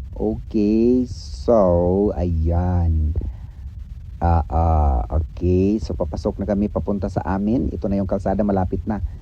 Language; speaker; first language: Filipino; non-native, local second language; Cebuano